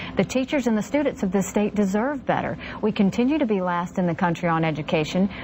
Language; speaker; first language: English; native; English